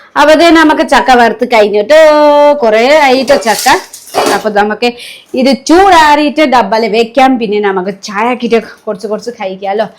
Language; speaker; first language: Malayalam; non-native, fluent; Nepali